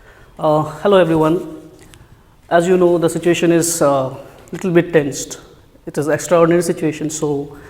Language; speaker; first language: English; non-native, local second language; Assamese